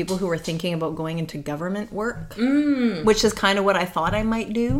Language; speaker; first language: English; native; English